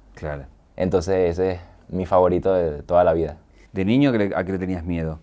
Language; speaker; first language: Spanish; native; Spanish